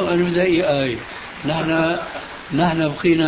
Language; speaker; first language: Arabic; native; Arabic